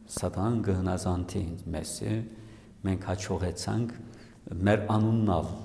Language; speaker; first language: Armenian; early bilingual, heritage; Armenian